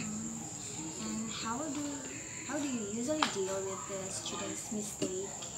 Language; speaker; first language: English; non-native, learner; Indonesian